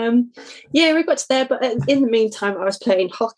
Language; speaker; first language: English; native; English